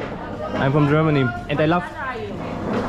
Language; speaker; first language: English; non-native, fluent; German